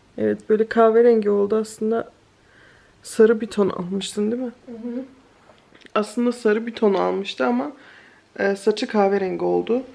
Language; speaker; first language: Turkish; early bilingual, heritage; Turkish